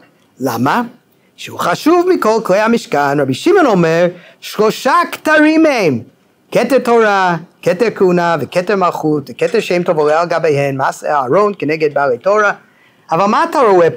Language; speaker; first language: Hebrew; non-native, fluent; English